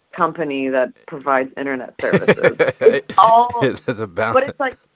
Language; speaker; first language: English; early bilingual, other home language; Polish